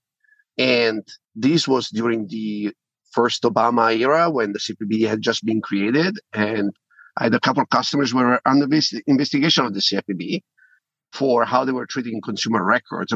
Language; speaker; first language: English; non-native, fluent; Italian